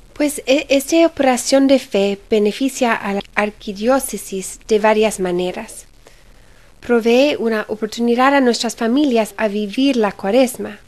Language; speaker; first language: Spanish; early bilingual, heritage; Spanish